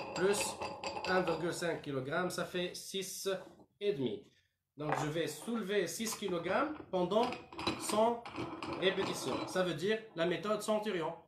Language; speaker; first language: French; non-native, local second language; Arabic